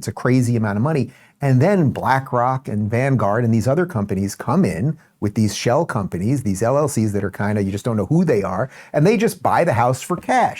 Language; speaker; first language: English; native; English